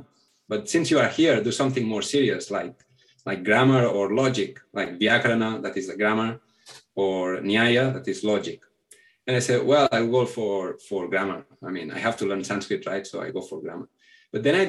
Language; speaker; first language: English; non-native, fluent; Catalan